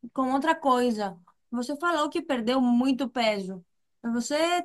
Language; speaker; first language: Portuguese; non-native, fluent; Greek